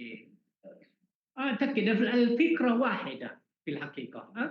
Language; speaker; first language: Arabic; non-native, fluent; Malay